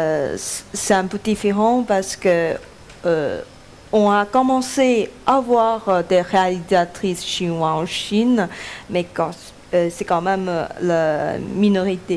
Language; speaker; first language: French; non-native, learner; Chinese